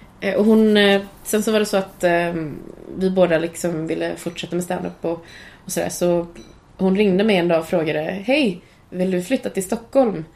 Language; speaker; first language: Swedish; early bilingual, other home language; Cantonese